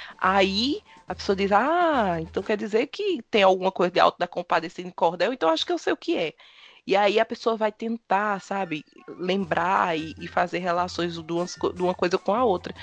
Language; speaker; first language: Portuguese; native; Portuguese